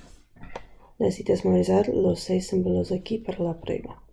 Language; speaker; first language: Spanish; non-native, local second language; English